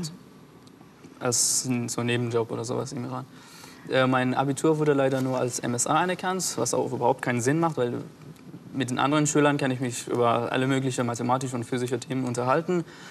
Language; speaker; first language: German; non-native, fluent; Persian